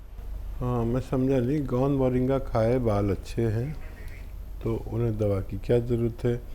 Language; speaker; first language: Hindi; native; Hindi